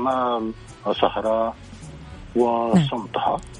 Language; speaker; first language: Arabic; non-native, fluent; Japanese